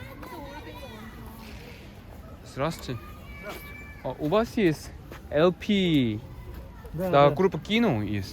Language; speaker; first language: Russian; non-native, learner; Korean